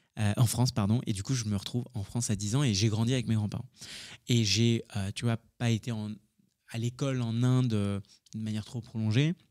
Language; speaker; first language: French; early bilingual, other home language; Hindi